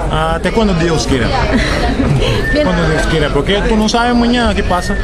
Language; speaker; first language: Spanish; non-native, learner; Portuguese